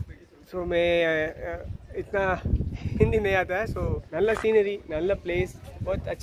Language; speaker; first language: Hindi; non-native, learner; Tamil